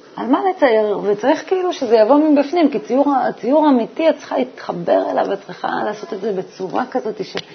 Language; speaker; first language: Hebrew; native; Hebrew